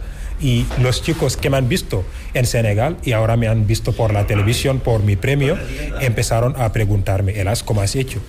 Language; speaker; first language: Spanish; non-native, fluent; Wolof